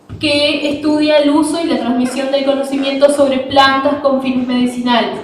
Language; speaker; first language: Spanish; native; Spanish